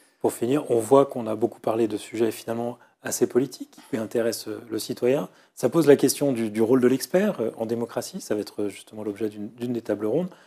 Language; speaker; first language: French; native; French